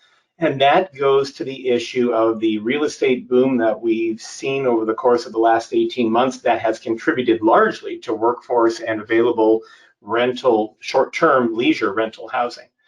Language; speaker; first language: English; native; English